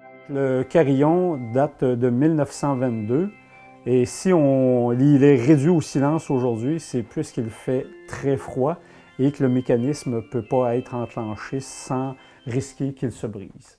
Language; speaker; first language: French; native; French